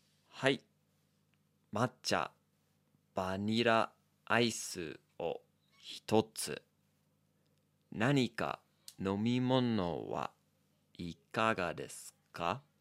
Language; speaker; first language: Japanese; non-native, fluent; English